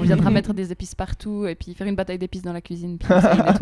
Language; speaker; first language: French; native; French